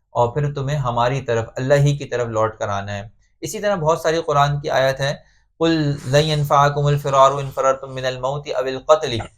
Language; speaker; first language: Urdu; native; Urdu